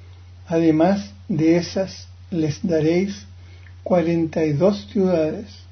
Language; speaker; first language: Spanish; native; Spanish